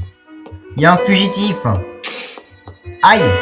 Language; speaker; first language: French; native; French